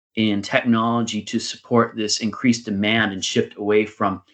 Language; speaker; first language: English; native; English